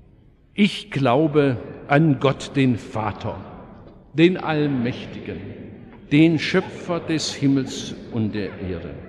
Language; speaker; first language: German; native; German